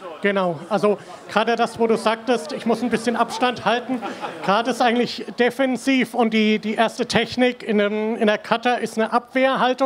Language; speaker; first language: German; native; German